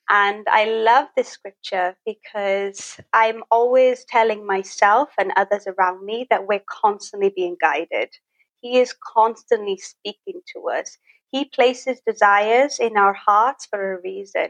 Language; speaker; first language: English; native; English